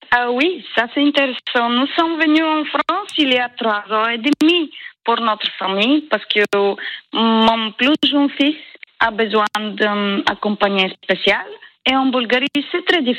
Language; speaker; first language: French; non-native, learner; Bulgarian